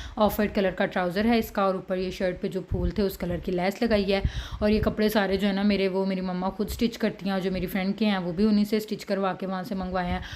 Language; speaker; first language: Urdu; native; Urdu